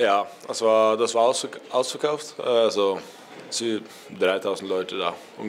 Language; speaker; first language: German; non-native, learner; Norwegian